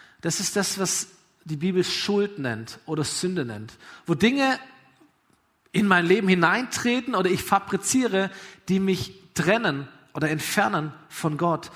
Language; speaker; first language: German; native; German